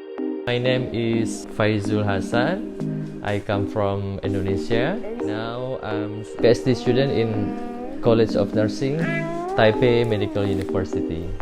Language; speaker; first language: English; non-native, learner; Indonesian